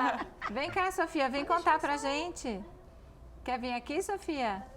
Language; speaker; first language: Portuguese; native; Portuguese